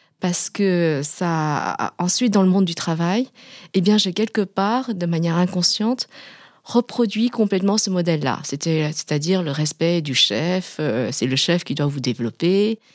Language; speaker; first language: French; early bilingual, other home language; Vietnamese